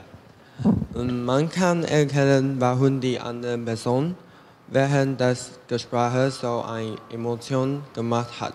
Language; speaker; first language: German; non-native, learner; Chinese